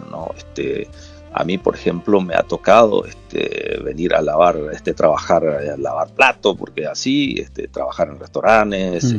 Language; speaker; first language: Spanish; non-native, local second language; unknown